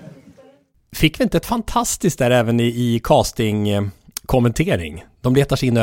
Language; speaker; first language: Swedish; native; Swedish